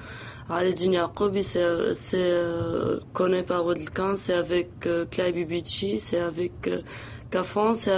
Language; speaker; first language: French; non-native, local second language; Arabic